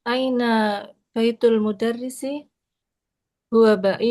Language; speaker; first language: Arabic; non-native, learner; Indonesian